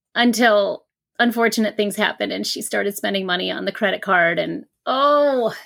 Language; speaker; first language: English; native; English